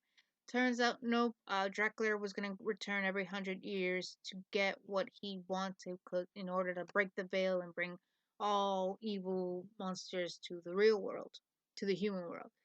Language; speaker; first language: English; native; English